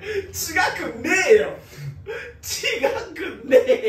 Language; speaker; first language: Japanese; native; Japanese